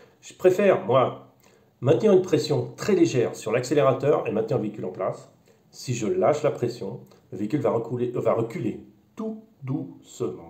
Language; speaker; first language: French; native; French